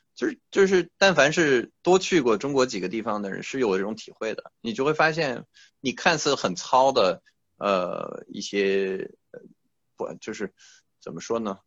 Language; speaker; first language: Chinese; non-native, fluent; French